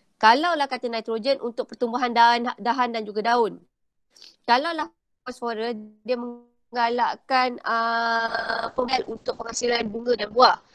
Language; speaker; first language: Malay; native; Malay